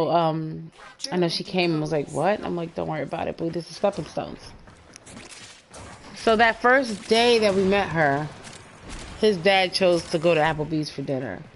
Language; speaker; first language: English; native; English